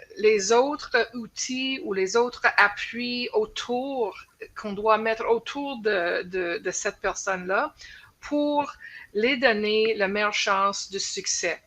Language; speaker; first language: French; non-native, local second language; English